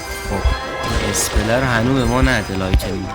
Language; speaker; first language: Persian; native; Persian